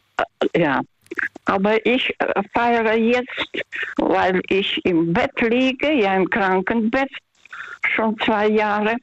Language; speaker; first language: German; early bilingual, heritage; Russian